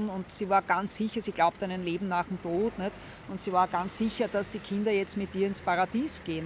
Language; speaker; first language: German; native; German